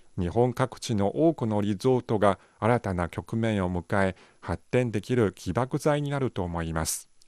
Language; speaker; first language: Japanese; non-native, fluent; Chinese